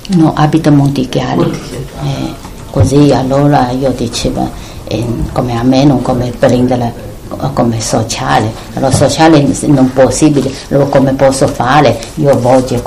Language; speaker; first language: Italian; non-native, learner; Chinese